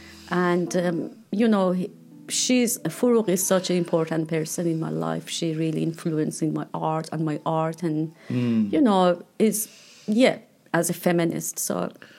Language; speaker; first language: English; non-native, fluent; Persian